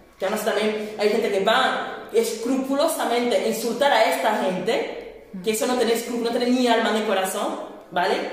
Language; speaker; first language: Spanish; non-native, fluent; Portuguese